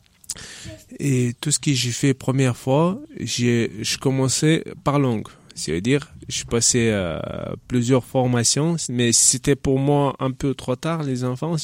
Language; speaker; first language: French; non-native, learner; Chechen